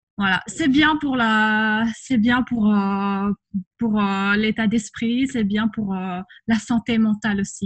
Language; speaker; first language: French; non-native, fluent; Indonesian